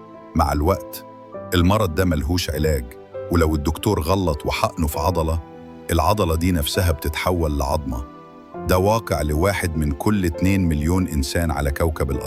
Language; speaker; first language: Arabic; native; Arabic